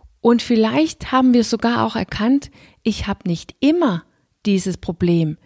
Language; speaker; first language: German; non-native, fluent; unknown